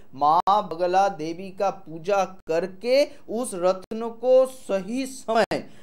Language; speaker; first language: Hindi; non-native, local second language; Bangla